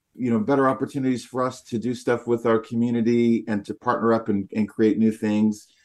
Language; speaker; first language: English; native; English